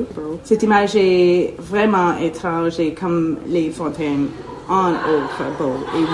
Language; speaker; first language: French; non-native, local second language; English